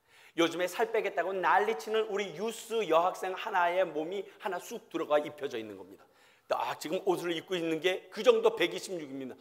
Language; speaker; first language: Korean; native; Korean